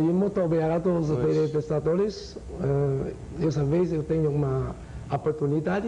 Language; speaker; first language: Portuguese; non-native, learner; Chinese